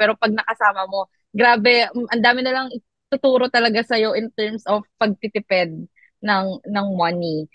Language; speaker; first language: Filipino; non-native, local second language; Iloko